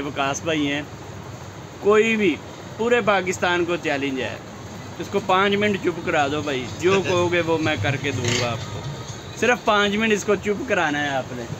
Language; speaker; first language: Urdu; non-native, local second language; Punjabi